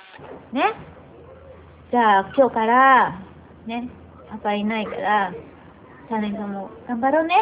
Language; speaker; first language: Japanese; non-native, learner; Filipino